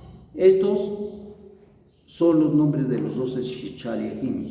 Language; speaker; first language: Spanish; native; Spanish